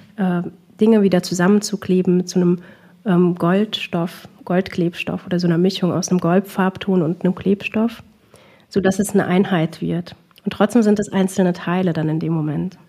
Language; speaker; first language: German; early bilingual, other home language; Arabic